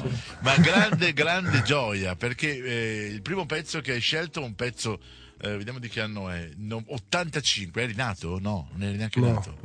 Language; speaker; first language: Italian; native; Italian